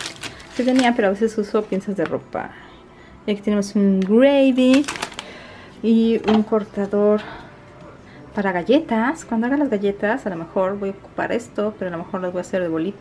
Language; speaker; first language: Spanish; native; Spanish